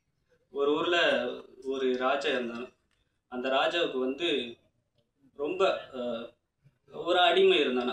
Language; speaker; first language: Tamil; native; Tamil